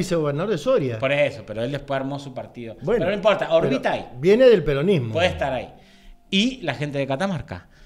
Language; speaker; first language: Spanish; native; Spanish